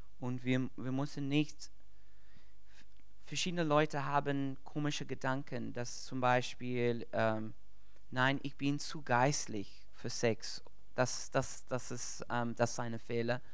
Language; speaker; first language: German; non-native, learner; English